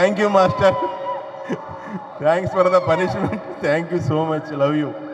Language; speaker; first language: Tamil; non-native, learner; Telugu